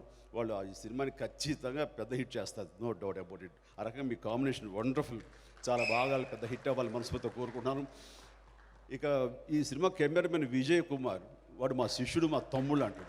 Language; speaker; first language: Telugu; native; Telugu